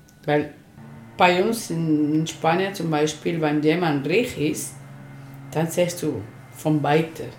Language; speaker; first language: German; non-native, learner; Spanish